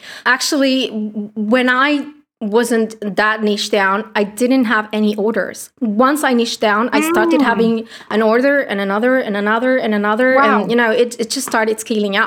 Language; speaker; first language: English; non-native, fluent; Spanish